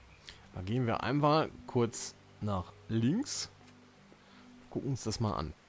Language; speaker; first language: German; native; German